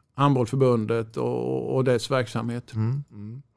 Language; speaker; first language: Swedish; native; Swedish